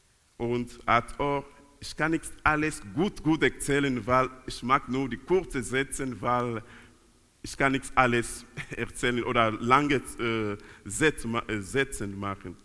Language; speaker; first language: German; non-native, learner; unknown